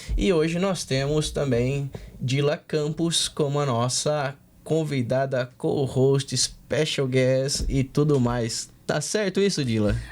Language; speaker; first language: Portuguese; native; Portuguese